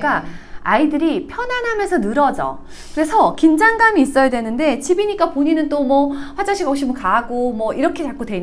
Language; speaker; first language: Korean; native; Korean